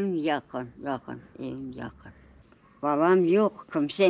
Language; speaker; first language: Turkish; non-native, learner; Crimean Tatar